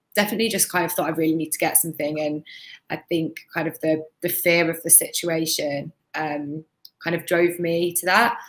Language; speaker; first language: English; native; English